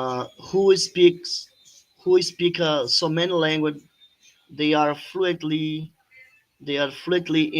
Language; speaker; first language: English; non-native, fluent; Portuguese